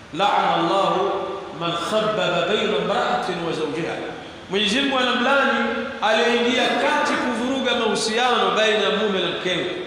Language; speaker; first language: Swahili; native; Swahili